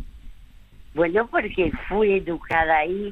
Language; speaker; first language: Spanish; early bilingual, other home language; French